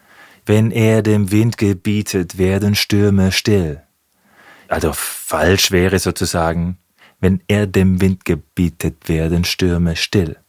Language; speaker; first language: German; native; German